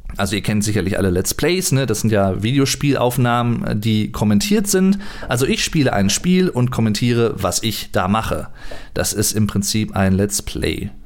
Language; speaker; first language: German; native; German